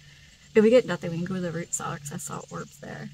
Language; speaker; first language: English; native; English